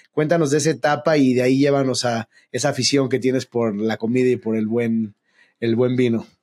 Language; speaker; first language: Spanish; native; Spanish